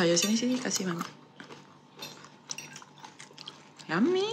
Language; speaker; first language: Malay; non-native, fluent; Thai